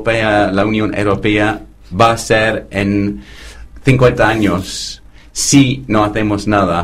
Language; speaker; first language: Spanish; non-native, fluent; English